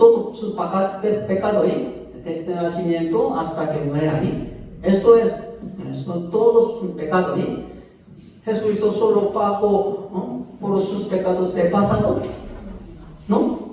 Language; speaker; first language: Spanish; non-native, fluent; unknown